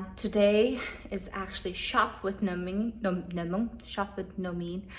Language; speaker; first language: English; non-native, fluent; Mongolian